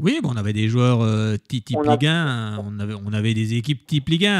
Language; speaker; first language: French; native; French